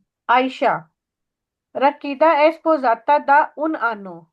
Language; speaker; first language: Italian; non-native, fluent; Urdu